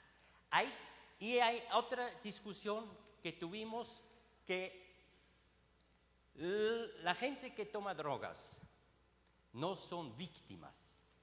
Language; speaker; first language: Spanish; non-native, learner; Swiss German